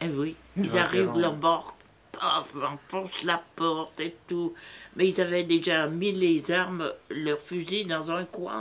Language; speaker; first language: French; native; French